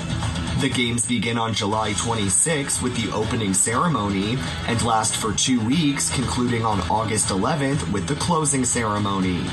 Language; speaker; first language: English; native; English